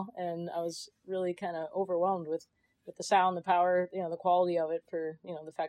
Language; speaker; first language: English; native; English